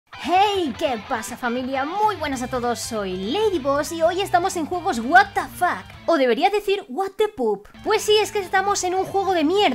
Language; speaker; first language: Spanish; native; Spanish